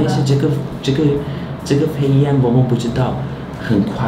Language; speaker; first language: Chinese; non-native, learner; Turkish